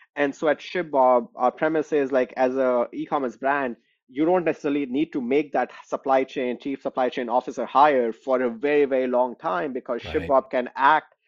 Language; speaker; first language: English; non-native, local second language; Hindi